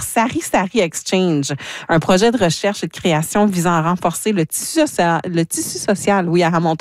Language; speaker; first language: French; native; French